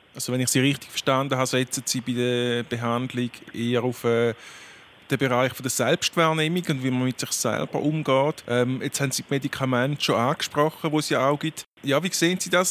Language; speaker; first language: German; native; German